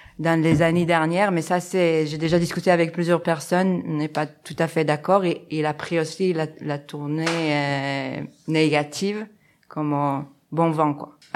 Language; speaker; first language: French; non-native, fluent; Spanish